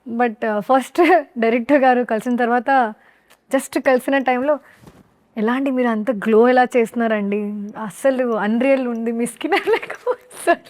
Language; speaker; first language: Telugu; non-native, learner; Hindi